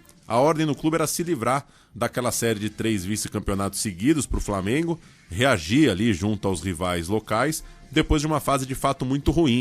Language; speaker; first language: Portuguese; native; Portuguese